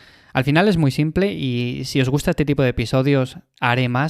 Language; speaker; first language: Spanish; native; Spanish